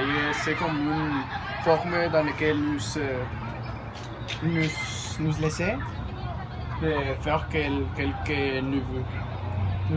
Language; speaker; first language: French; non-native, learner; Spanish